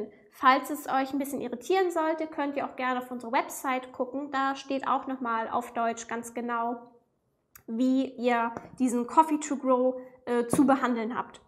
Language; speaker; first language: German; native; German